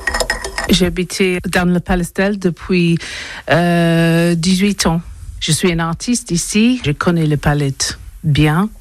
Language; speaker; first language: French; non-native, learner; English